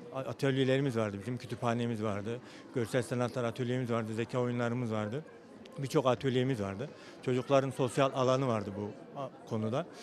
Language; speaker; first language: Turkish; native; Turkish